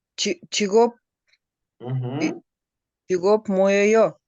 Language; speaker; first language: Korean; non-native, learner; Kyrgyz